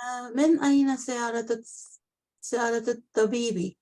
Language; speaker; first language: Arabic; non-native, learner; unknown